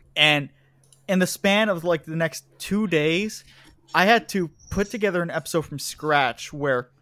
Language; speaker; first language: English; native; English